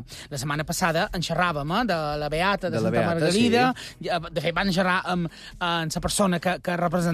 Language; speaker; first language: Catalan; native; Catalan